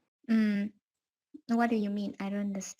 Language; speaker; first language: English; non-native, learner; Vietnamese